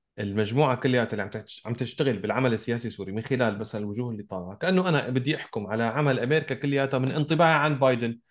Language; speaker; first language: Arabic; native; Arabic